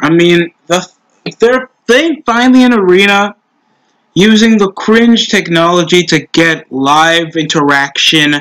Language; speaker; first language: English; native; English